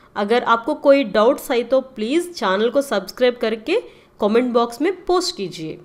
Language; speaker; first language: Hindi; non-native, local second language; Telugu